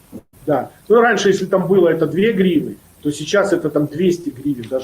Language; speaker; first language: Russian; native; Russian